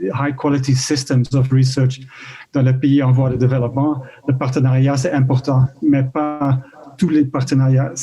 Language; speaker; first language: French; non-native, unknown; Dutch